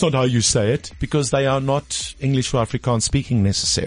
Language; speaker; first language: English; native; English